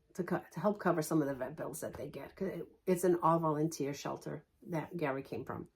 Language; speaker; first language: English; early bilingual, other home language; Portuguese